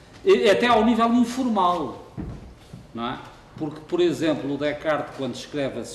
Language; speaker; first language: Portuguese; native; Portuguese